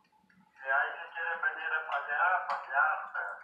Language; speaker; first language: Spanish; native; Spanish